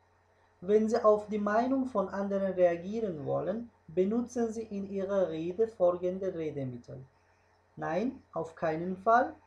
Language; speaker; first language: German; non-native, fluent; Uzbek